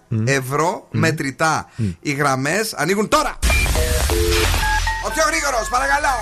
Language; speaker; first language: Greek; native; Greek